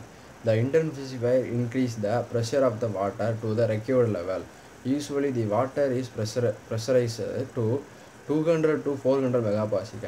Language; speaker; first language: English; non-native, local second language; Tamil